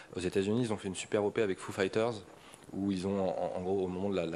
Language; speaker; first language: French; native; French